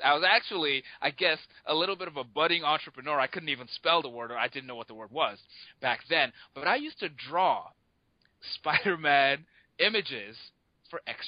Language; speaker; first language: English; non-native, local second language; Yoruba